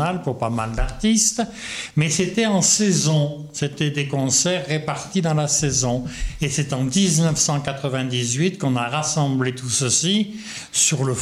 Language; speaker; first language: French; native; French